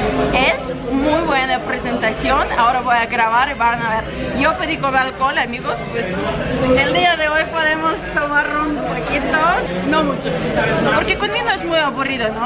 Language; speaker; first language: Spanish; non-native, learner; Russian